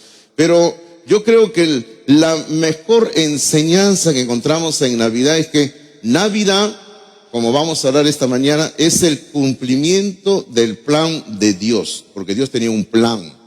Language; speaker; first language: Spanish; native; Spanish